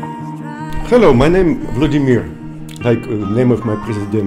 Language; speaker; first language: English; non-native, learner; Russian